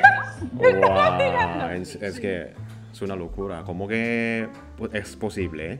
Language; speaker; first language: Spanish; non-native, fluent; Indonesian